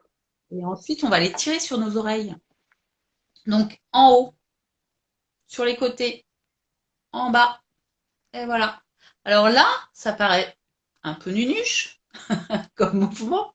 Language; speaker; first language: French; native; French